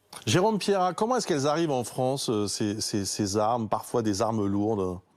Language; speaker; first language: French; native; French